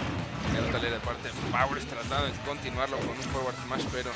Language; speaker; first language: Spanish; native; Spanish